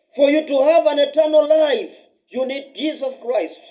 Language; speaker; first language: English; non-native, local second language; Swahili